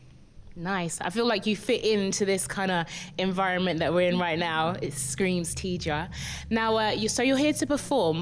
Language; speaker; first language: English; native; English